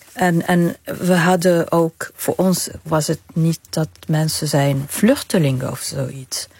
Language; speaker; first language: Dutch; non-native, fluent; Arabic